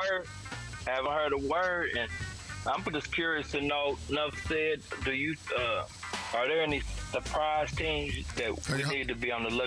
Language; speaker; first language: English; native; English